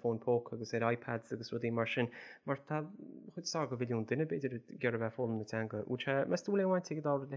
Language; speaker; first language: Irish; native; Irish